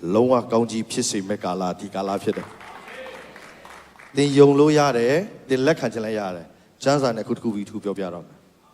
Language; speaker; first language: Burmese; non-native, local second language; Kachin